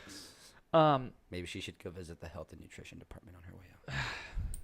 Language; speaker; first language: English; native; English